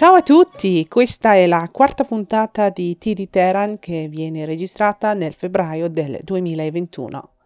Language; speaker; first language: Italian; non-native, fluent; Persian